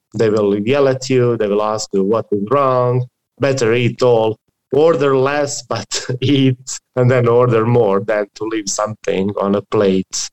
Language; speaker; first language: English; non-native, fluent; Croatian